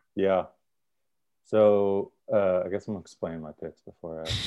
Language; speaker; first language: English; native; English